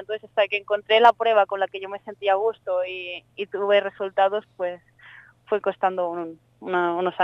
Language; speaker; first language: Spanish; native; Spanish